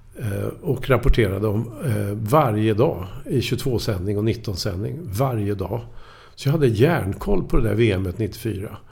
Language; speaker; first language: Swedish; native; Swedish